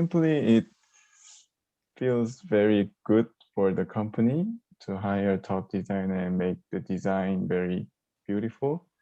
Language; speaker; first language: English; non-native, learner; Korean